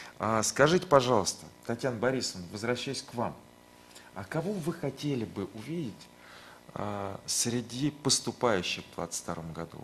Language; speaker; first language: Russian; native; Russian